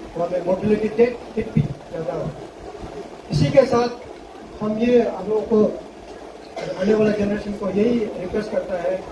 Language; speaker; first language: Hindi; non-native, local second language; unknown